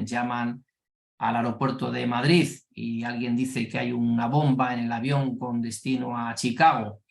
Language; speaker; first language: Spanish; native; Spanish